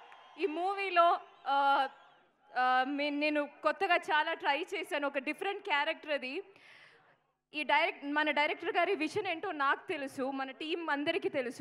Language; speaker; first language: Telugu; non-native, fluent; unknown